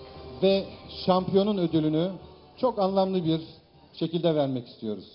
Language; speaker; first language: Turkish; native; Turkish